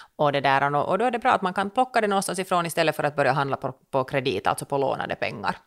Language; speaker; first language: Swedish; native; Swedish